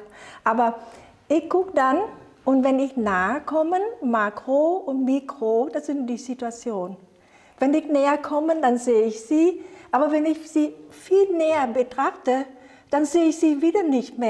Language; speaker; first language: German; non-native, fluent; Vietnamese